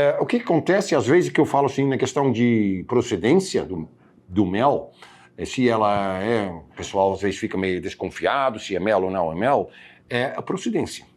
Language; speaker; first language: Portuguese; non-native, fluent; Dutch